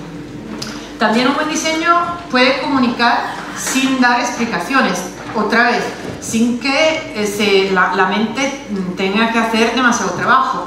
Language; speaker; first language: Spanish; non-native, fluent; Italian